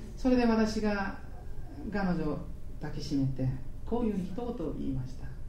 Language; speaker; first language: Japanese; non-native, fluent; Korean